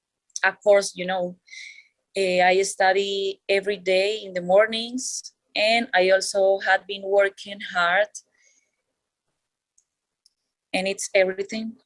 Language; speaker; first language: English; non-native, learner; Spanish